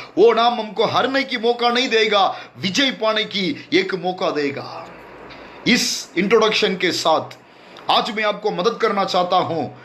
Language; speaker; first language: Hindi; non-native, local second language; Tamil